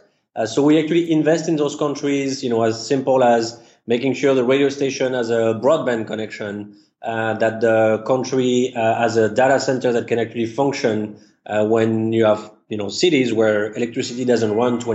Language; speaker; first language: English; non-native, fluent; French